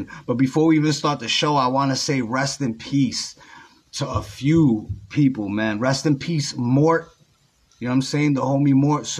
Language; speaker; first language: English; native; English